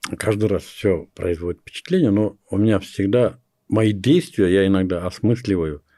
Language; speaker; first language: Russian; non-native, local second language; Kyrgyz